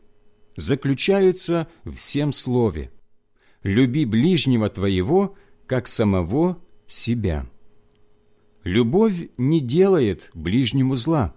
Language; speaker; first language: Russian; native; Russian